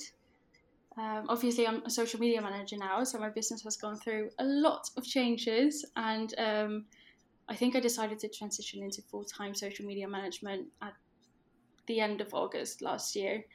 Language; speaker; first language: English; non-native, fluent; Dutch